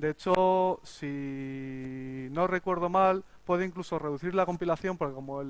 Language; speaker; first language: Spanish; native; Spanish